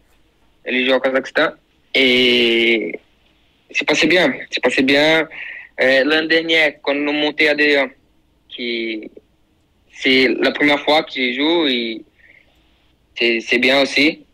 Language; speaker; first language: French; non-native, learner; Portuguese